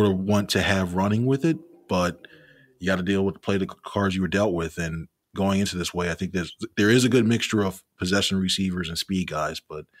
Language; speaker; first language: English; native; English